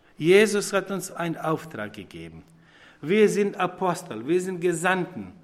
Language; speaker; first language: German; non-native, fluent; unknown